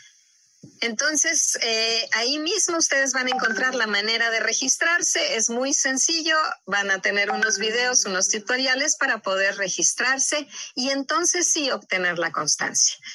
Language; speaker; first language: Spanish; native; Spanish